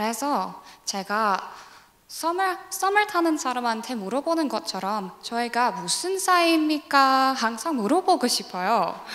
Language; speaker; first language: Korean; non-native, learner; English